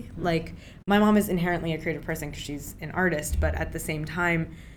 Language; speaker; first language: English; early bilingual, other home language; Urdu